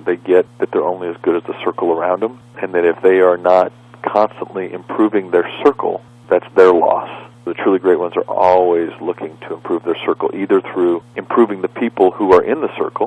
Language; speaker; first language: English; native; English